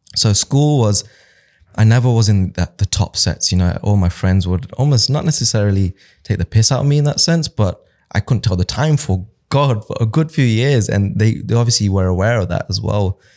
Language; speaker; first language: English; early bilingual, other home language; Hindi